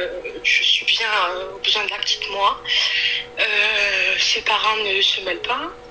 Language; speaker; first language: French; early bilingual, other home language; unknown